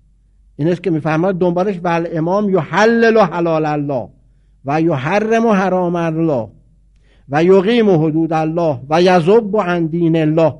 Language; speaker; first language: Persian; native; Persian